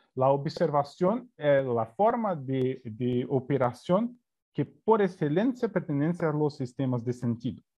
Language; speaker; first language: Spanish; non-native, fluent; Portuguese